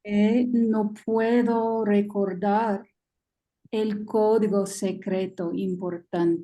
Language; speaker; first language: Spanish; non-native, learner; English